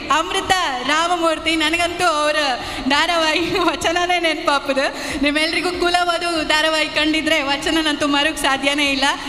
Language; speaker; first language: Kannada; native; Kannada